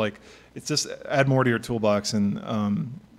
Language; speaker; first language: English; native; English